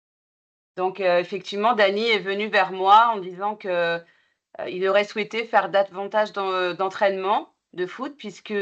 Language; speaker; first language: French; native; French